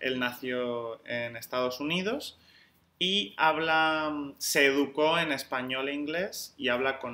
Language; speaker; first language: Spanish; native; Spanish